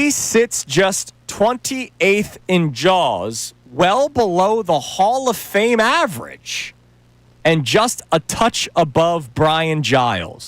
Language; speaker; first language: English; native; English